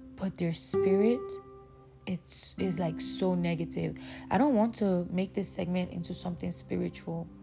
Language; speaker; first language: English; non-native, local second language; Yoruba